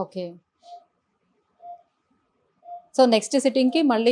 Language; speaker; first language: Telugu; native; Telugu